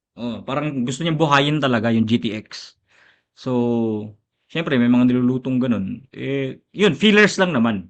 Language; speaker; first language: Filipino; non-native, local second language; Cebuano